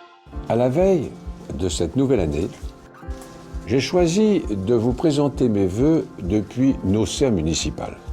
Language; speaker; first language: French; native; French